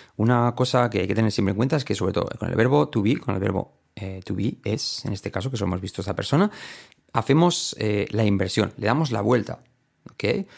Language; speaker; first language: Spanish; native; Spanish